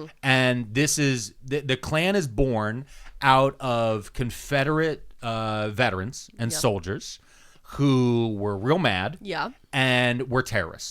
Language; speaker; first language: English; native; English